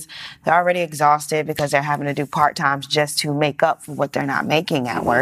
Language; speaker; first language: English; native; English